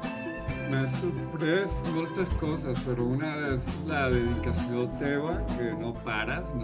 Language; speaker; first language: Catalan; non-native, fluent; Spanish